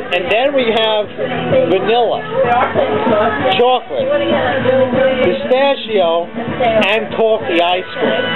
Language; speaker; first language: English; native; English